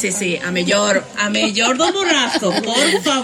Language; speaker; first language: Galician; non-native, learner; Spanish